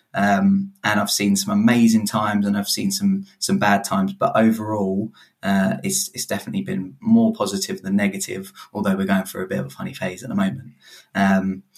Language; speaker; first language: English; native; English